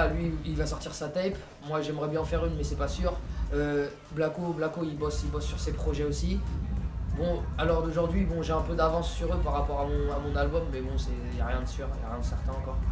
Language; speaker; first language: French; native; French